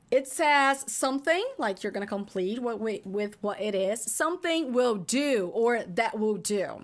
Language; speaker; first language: English; non-native, fluent; Portuguese